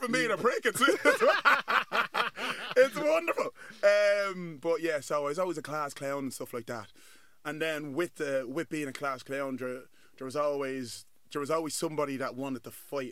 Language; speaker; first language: English; native; English